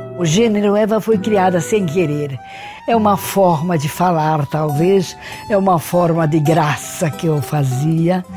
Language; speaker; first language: Portuguese; early bilingual, other home language; Hungarian